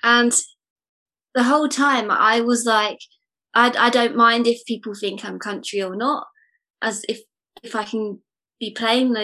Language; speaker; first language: English; native; English